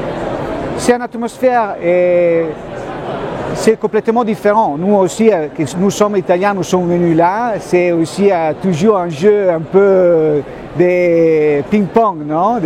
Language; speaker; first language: French; non-native, fluent; Italian